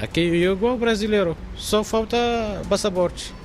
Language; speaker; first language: Portuguese; non-native, learner; Arabic